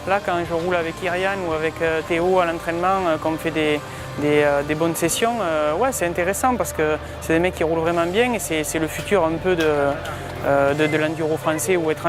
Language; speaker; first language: French; native; French